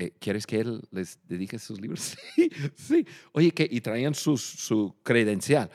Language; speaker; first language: Spanish; non-native, fluent; English